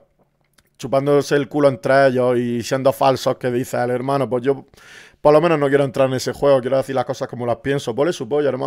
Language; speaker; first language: Spanish; native; Spanish